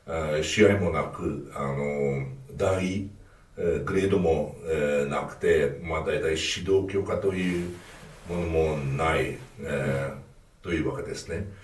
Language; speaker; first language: Japanese; non-native, fluent; Hungarian